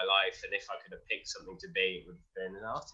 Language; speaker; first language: English; native; English